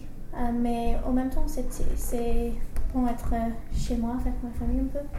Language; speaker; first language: French; non-native, learner; English